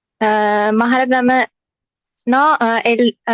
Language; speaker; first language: Japanese; non-native, learner; Sinhala